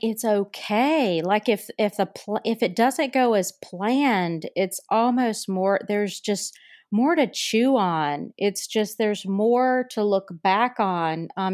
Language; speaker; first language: English; native; English